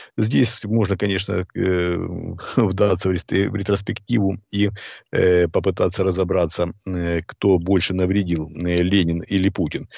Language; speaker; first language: Russian; native; Russian